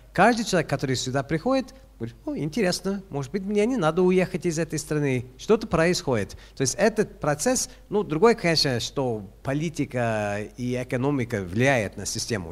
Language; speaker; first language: Russian; non-native, fluent; English